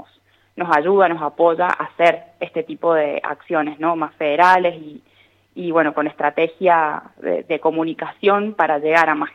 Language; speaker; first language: Spanish; native; Spanish